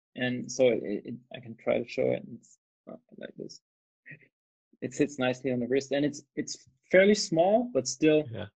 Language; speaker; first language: English; non-native, fluent; German